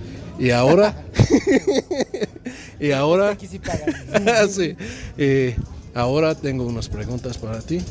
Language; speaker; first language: Spanish; non-native, learner; English